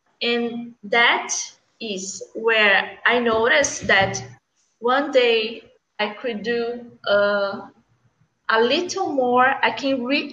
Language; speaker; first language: English; non-native, learner; Portuguese